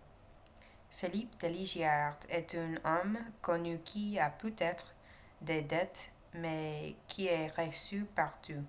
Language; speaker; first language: French; non-native, learner; English